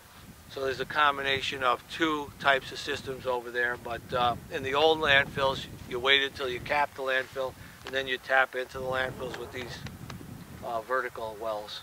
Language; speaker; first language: English; native; English